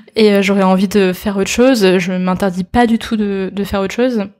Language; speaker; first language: French; native; French